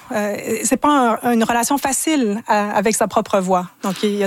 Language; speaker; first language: French; native; French